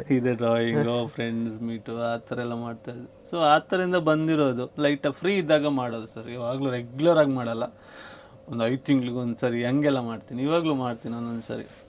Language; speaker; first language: Kannada; non-native, local second language; Tulu